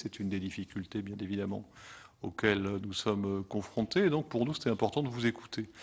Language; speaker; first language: French; native; French